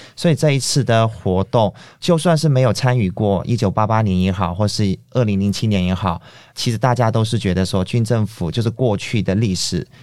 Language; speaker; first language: Chinese; non-native, fluent; Burmese